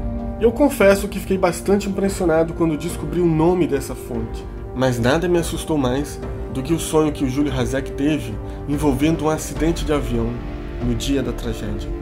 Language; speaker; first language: Portuguese; native; Portuguese